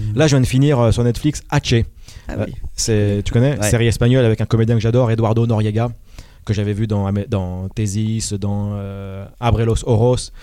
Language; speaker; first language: French; native; French